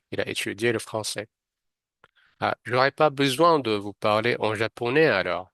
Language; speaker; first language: French; non-native, fluent; Arabic